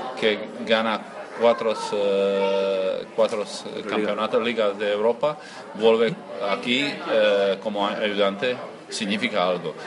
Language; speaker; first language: Spanish; non-native, learner; Croatian